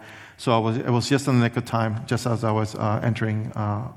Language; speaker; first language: English; early bilingual, other home language; Spanish